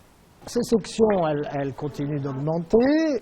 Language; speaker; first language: French; native; French